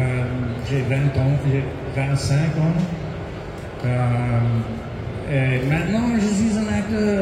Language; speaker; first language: French; non-native, learner; English